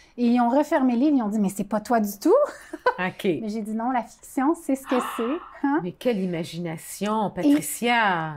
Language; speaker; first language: French; native; French